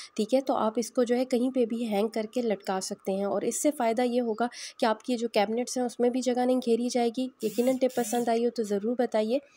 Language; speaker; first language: Hindi; native; Hindi